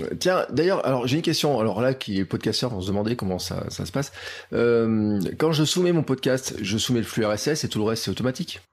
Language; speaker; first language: French; native; French